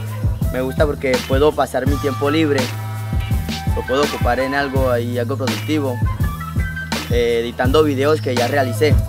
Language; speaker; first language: Spanish; native; Spanish